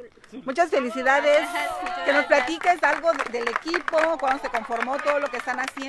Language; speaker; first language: Spanish; native; Spanish